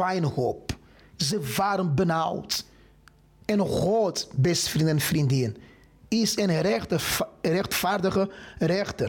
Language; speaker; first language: Dutch; non-native, fluent; Portuguese